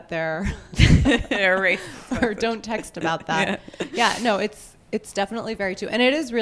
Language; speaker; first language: English; native; English